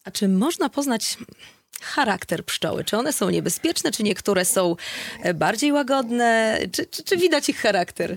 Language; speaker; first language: Polish; native; Polish